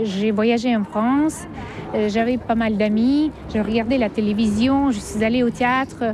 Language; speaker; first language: French; non-native, fluent; Russian